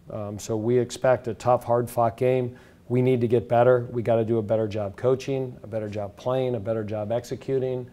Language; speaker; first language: English; native; English